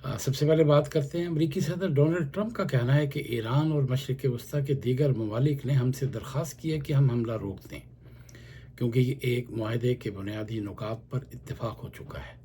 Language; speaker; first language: Urdu; native; Urdu